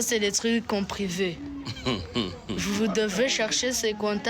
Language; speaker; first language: French; non-native, local second language; Kinyarwanda